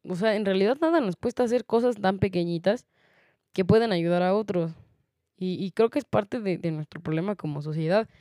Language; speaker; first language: Spanish; native; Spanish